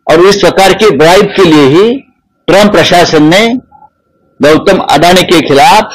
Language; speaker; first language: Hindi; non-native, local second language; Marathi